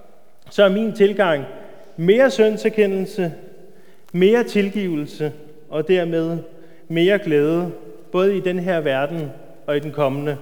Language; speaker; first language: Danish; native; Danish